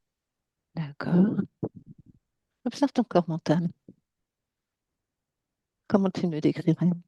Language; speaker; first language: French; native; French